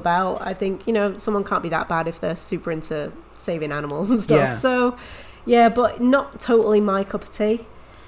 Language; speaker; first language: English; native; English